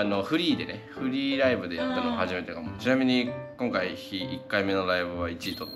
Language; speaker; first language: Japanese; native; Japanese